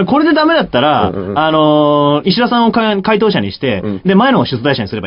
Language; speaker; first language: Japanese; native; Japanese